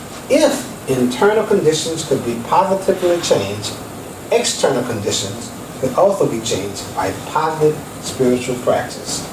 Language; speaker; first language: English; native; English